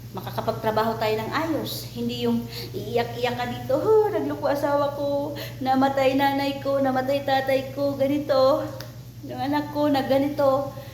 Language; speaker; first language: Filipino; non-native, local second language; Cebuano